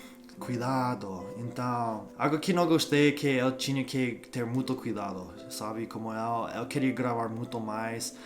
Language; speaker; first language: Portuguese; non-native, learner; English